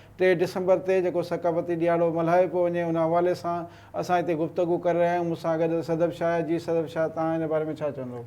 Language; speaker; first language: Sindhi; native; Sindhi